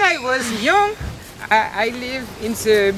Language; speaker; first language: English; non-native, learner; French